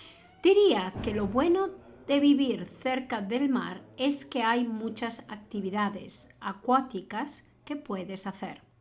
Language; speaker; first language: Spanish; non-native, fluent; English